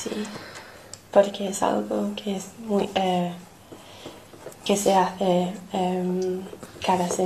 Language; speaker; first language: Spanish; non-native, fluent; English